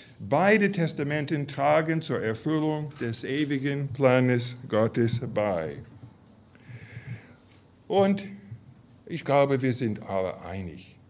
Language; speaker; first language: German; non-native, fluent; English